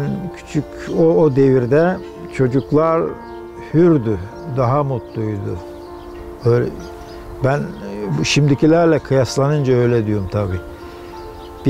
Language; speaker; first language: Turkish; native; Turkish